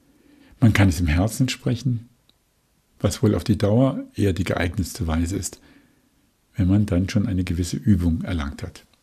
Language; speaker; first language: German; native; German